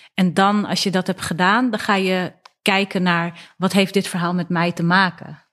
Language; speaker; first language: Dutch; early bilingual, other home language; Persian